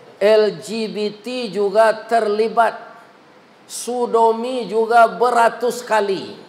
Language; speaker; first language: Malay; non-native, local second language; Minangkabau